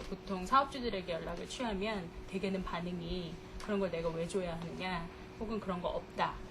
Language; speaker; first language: Korean; native; Korean